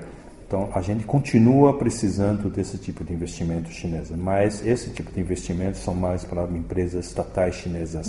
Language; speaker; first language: Portuguese; early bilingual, other home language; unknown